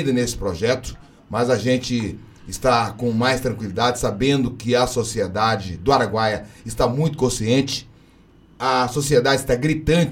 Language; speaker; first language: Portuguese; native; Portuguese